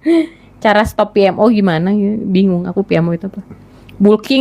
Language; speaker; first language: Indonesian; native; Indonesian